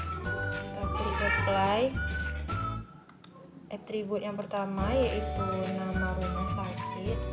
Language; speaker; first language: Indonesian; native; Indonesian